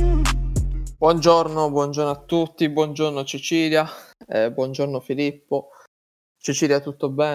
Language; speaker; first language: Italian; native; Italian